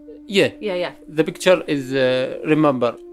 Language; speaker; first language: English; non-native, learner; Arabic